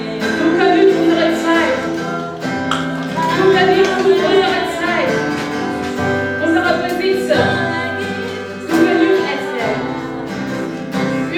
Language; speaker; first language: German; non-native, learner; French